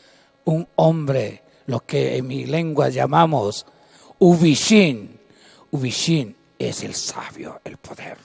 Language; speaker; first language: Spanish; non-native, local second language; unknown